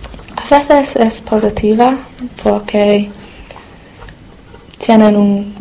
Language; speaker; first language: Spanish; non-native, learner; English